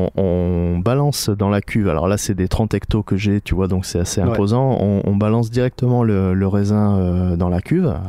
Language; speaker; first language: French; native; French